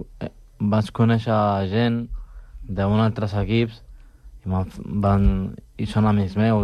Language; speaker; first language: Catalan; non-native, local second language; Spanish